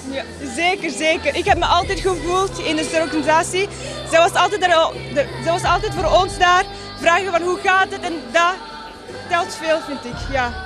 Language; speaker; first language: Dutch; early bilingual, other home language; Tibetan